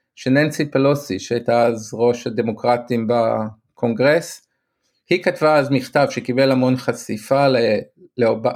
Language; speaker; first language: Hebrew; native; Hebrew